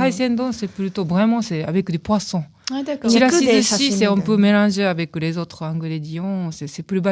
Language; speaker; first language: French; non-native, fluent; Japanese